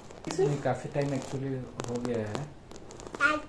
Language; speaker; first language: Hindi; non-native, local second language; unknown